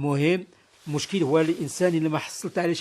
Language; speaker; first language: Arabic; native; Arabic